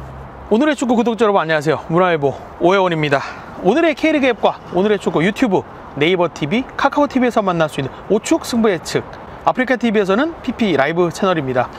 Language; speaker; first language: Korean; native; Korean